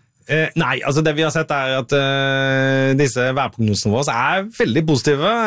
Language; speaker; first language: Norwegian; native; Norwegian